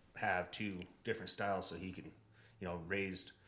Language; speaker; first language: English; native; English